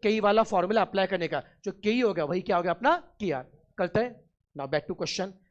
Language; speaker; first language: Hindi; non-native, local second language; Marathi